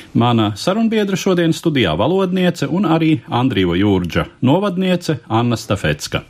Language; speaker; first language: Latvian; native; Latvian